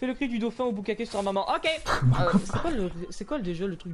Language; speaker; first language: French; native; French